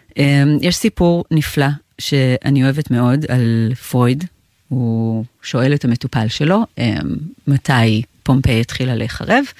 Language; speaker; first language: Hebrew; native; Hebrew